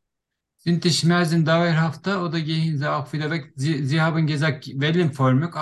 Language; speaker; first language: German; non-native, learner; Turkish